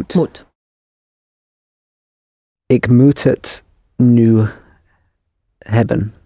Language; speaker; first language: Dutch; non-native, learner; English